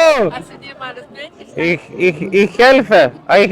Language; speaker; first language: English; non-native, learner; Lithuanian